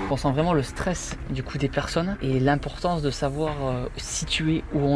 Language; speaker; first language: French; native; French